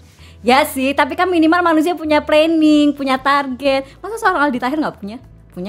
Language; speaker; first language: Indonesian; native; Indonesian